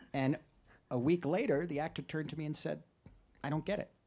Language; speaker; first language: English; native; English